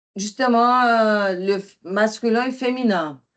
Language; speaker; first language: French; non-native, fluent; Portuguese